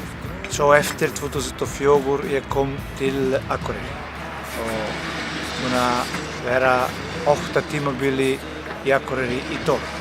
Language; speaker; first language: Icelandic; non-native, learner; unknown